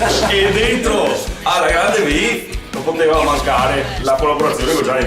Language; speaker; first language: Italian; native; Italian